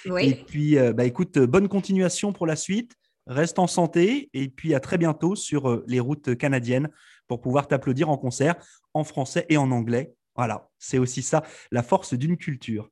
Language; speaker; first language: French; native; French